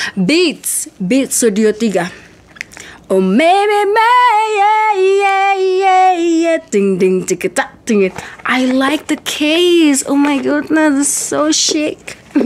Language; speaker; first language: English; non-native, fluent; Indonesian